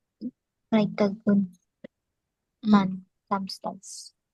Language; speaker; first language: German; non-native, learner; Filipino